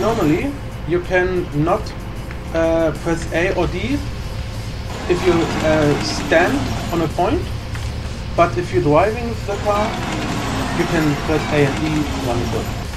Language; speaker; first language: English; non-native, learner; German